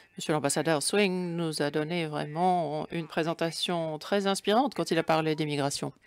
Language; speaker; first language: French; non-native, fluent; German